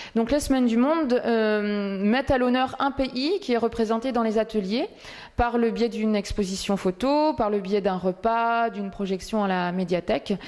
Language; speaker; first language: French; native; French